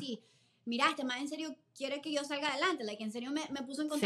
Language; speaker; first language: Spanish; native; Spanish